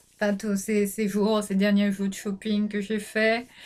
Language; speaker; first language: French; native; French